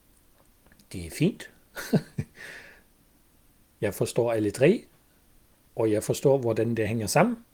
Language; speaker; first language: Danish; non-native, fluent; German